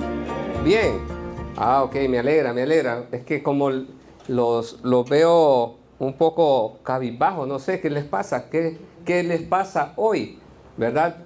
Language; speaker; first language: Spanish; native; Spanish